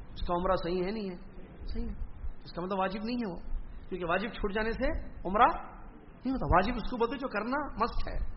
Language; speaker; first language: Urdu; native; Urdu